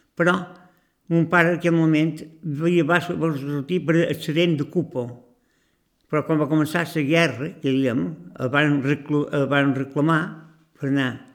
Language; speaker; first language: Catalan; native; Catalan